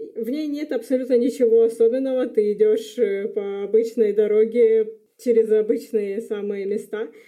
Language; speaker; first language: Russian; native; Russian